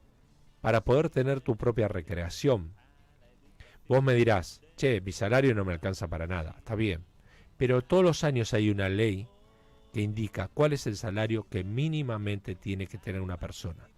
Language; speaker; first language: Spanish; native; Spanish